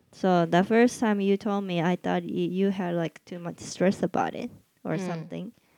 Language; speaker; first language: English; non-native, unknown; Japanese